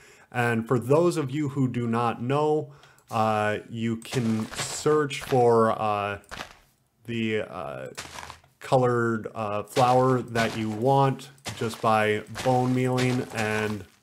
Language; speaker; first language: English; native; English